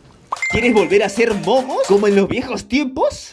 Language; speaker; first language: Spanish; native; Spanish